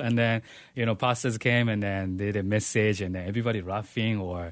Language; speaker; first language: English; non-native, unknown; Japanese